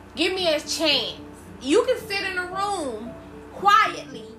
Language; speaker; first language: English; native; English